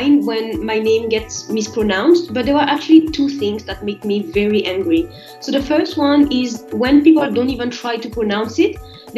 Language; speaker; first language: English; non-native, fluent; French